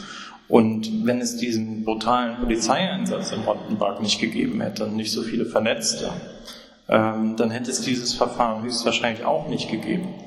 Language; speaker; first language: German; native; German